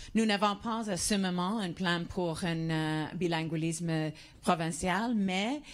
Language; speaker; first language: French; non-native, learner; English